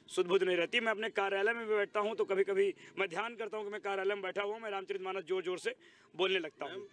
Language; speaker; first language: Hindi; native; Hindi